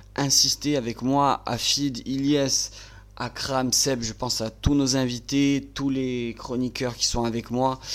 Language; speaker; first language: French; native; French